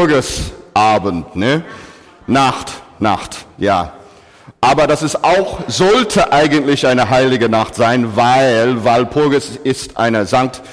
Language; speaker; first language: German; non-native, fluent; English